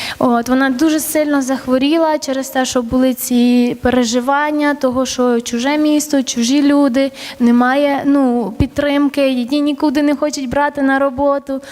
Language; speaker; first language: Ukrainian; early bilingual, other home language; Armenian